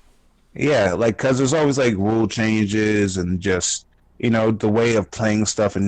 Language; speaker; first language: English; native; English